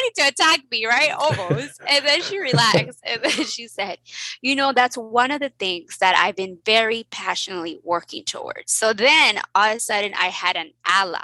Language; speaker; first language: English; early bilingual, other home language; Spanish